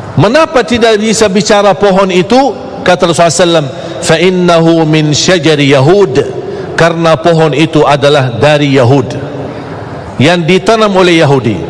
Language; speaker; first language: Malay; non-native, fluent; Arabic